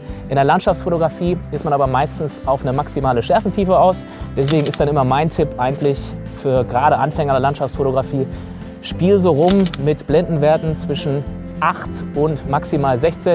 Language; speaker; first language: German; native; German